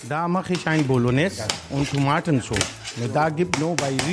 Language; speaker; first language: German; non-native, learner; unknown